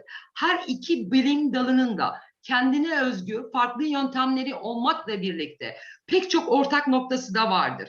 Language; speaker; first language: Turkish; native; Turkish